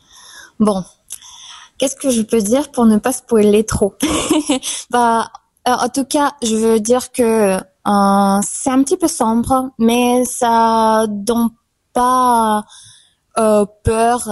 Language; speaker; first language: French; non-native, fluent; German